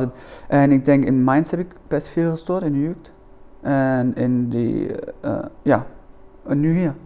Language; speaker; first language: Dutch; non-native, learner; German